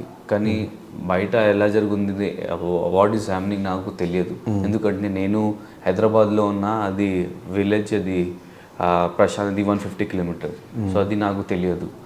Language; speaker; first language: Telugu; non-native, local second language; Urdu